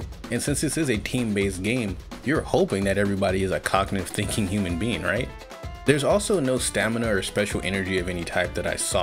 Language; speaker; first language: English; native; English